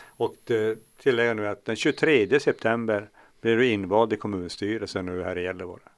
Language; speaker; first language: Swedish; native; Swedish